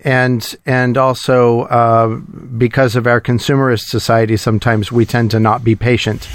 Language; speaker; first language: English; native; English